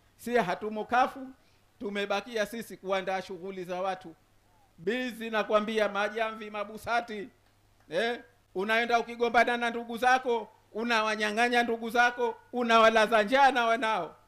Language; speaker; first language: Swahili; native; Swahili